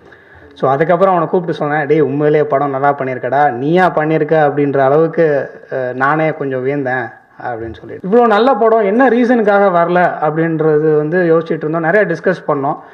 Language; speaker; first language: Tamil; native; Tamil